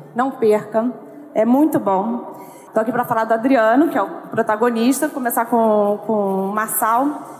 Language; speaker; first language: Portuguese; native; Portuguese